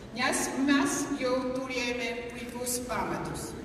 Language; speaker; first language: Lithuanian; non-native, fluent; Georgian